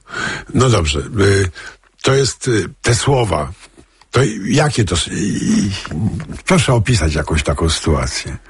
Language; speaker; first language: Polish; native; Polish